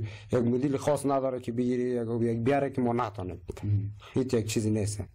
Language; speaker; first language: Persian; native; Persian